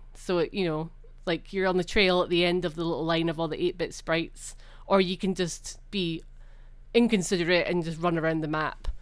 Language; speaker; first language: English; native; English